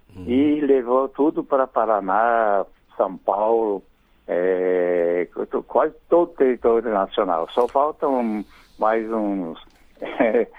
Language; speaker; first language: Portuguese; non-native, fluent; Japanese